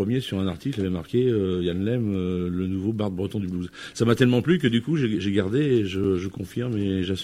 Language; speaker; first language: French; native; French